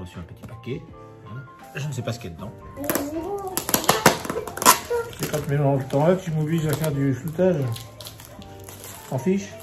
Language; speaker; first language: French; native; French